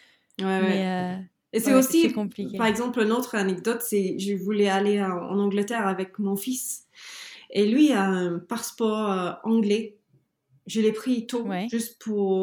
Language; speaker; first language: French; non-native, learner; English